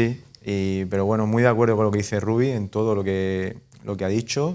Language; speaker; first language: Spanish; native; Spanish